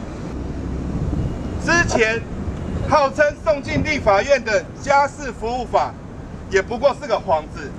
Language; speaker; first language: Chinese; native; Chinese